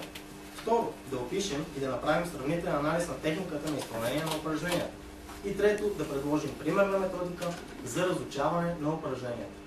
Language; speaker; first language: Bulgarian; native; Bulgarian